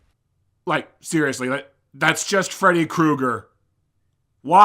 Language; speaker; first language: English; native; English